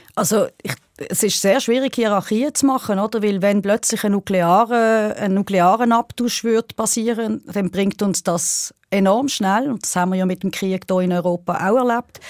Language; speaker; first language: German; native; German